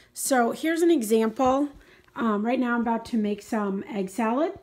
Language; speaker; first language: English; native; English